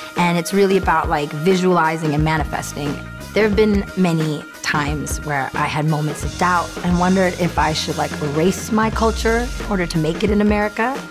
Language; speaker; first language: English; native; English